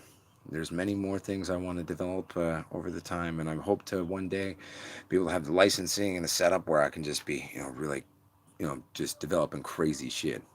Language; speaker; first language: English; native; English